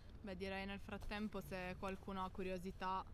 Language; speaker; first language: Italian; native; Italian